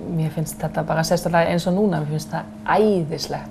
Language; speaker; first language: Icelandic; non-native, fluent; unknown